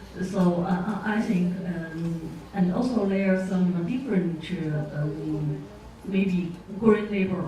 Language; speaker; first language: English; non-native, fluent; Chinese